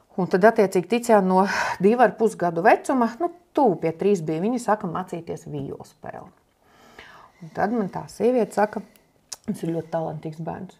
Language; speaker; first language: Latvian; non-native, local second language; Russian